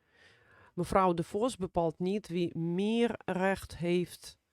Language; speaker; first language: Dutch; non-native, fluent; Russian